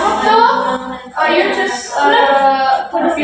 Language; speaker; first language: English; non-native, learner; Indonesian